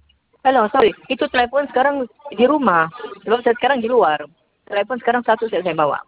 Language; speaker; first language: Malay; native; Malay